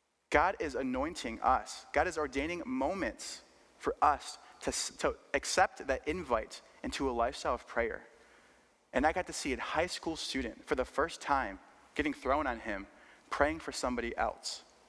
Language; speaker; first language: English; early bilingual, other home language; Spanish